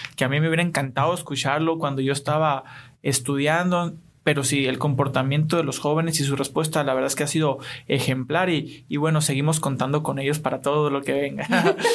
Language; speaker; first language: Spanish; native; Spanish